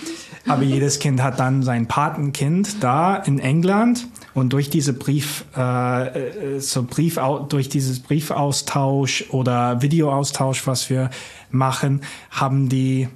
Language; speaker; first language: German; non-native, fluent; English